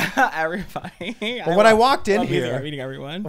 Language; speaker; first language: English; native; English